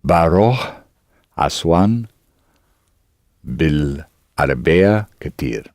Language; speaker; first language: Arabic; non-native, learner; English